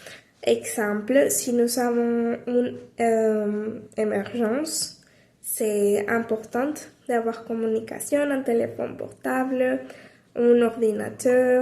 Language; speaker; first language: French; non-native, learner; Spanish